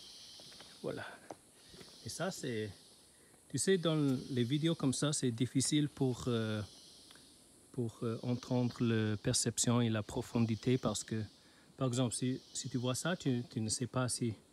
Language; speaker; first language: French; non-native, learner; Chinese